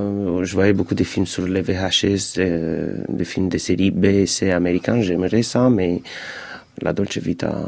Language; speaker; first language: French; non-native, fluent; Romanian